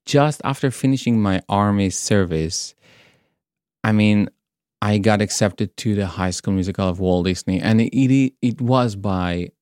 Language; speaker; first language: English; non-native, fluent; Hebrew